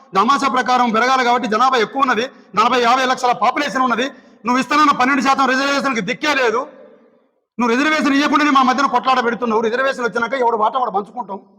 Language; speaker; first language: Telugu; non-native, local second language; Lambadi